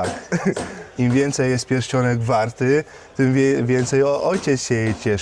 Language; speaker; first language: Polish; early bilingual, heritage; Polish